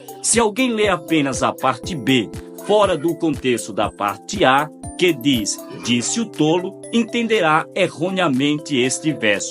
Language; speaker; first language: Portuguese; native; Portuguese